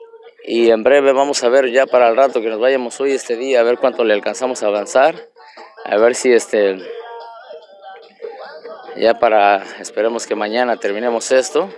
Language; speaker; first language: Spanish; native; Spanish